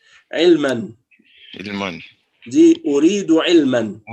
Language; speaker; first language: Arabic; non-native, fluent; French